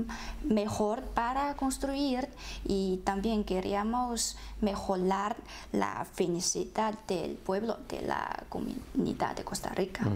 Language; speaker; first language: Spanish; non-native, fluent; Chinese